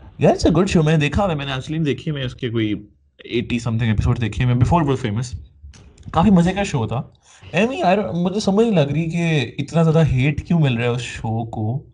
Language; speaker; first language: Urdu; native; Urdu